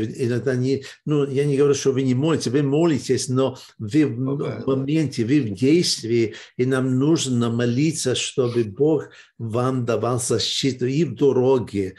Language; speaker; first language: Russian; early bilingual, heritage; Russian